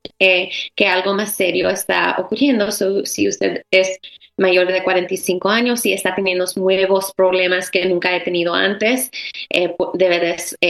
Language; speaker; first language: Spanish; early bilingual, heritage; Spanish